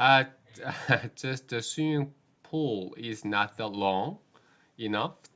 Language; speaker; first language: English; non-native, learner; Korean